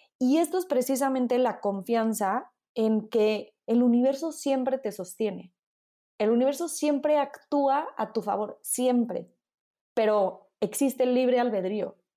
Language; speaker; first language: Spanish; native; Spanish